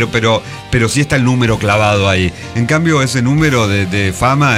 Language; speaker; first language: Spanish; native; Spanish